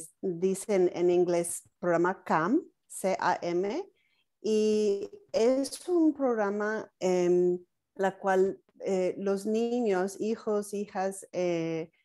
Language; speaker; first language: Spanish; non-native, fluent; English